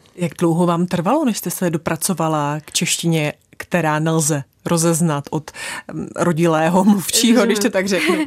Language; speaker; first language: Czech; native; Czech